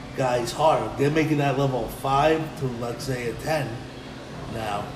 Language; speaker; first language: English; native; English